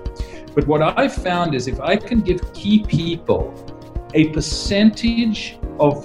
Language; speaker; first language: English; native; English